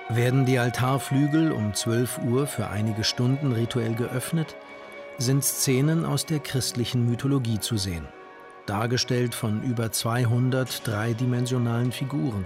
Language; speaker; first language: German; native; German